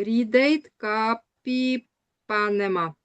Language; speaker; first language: Estonian; non-native, learner; Russian